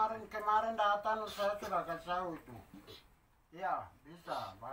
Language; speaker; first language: Indonesian; non-native, local second language; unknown